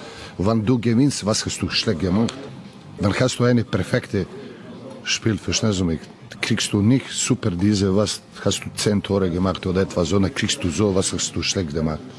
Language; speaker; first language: German; non-native, learner; Serbian